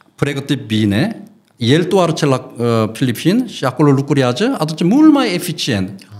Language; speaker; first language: Romanian; non-native, learner; Korean